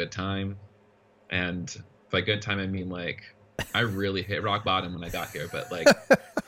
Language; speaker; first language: English; native; English